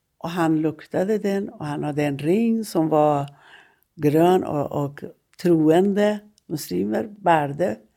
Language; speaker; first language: Swedish; non-native, fluent; Persian